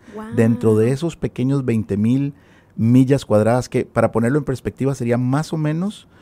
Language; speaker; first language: Spanish; native; Spanish